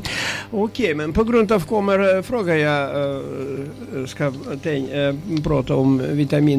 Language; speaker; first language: Swedish; non-native, learner; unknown